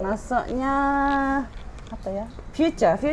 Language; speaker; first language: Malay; non-native, fluent; Japanese